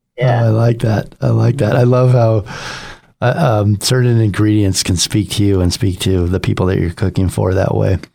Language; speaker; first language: English; native; English